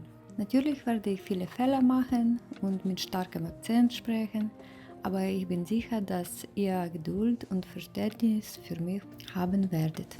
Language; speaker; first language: German; non-native, learner; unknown